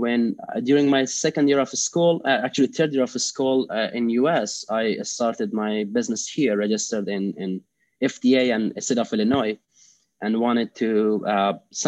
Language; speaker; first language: English; non-native, fluent; Persian